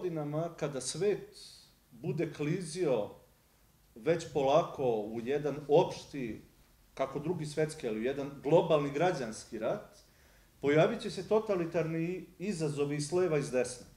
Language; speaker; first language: Serbian; native; Serbian